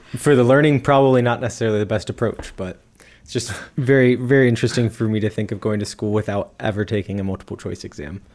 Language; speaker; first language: English; native; English